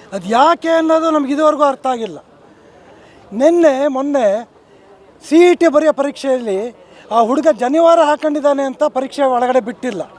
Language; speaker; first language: Kannada; native; Kannada